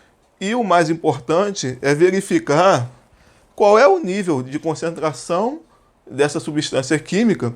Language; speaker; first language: Portuguese; native; Portuguese